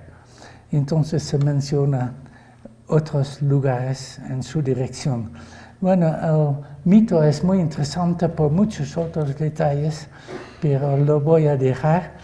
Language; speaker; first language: Spanish; non-native, fluent; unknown